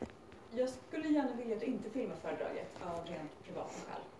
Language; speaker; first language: Swedish; native; Swedish